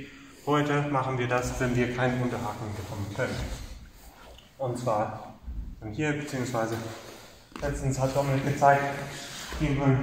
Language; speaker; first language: German; non-native, fluent; English